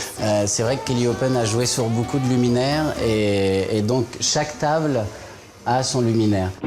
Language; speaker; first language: French; native; French